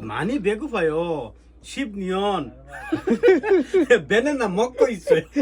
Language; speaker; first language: Korean; non-native, learner; Bangla